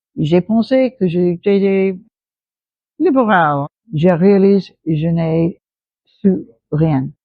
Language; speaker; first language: French; non-native, fluent; English